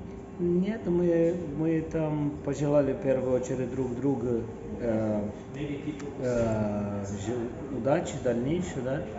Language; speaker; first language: Russian; non-native, fluent; Portuguese